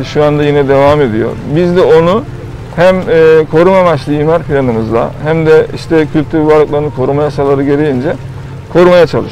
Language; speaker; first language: Turkish; native; Turkish